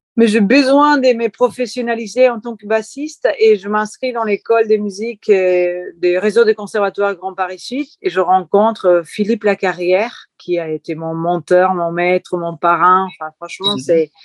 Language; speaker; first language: French; non-native, fluent; Spanish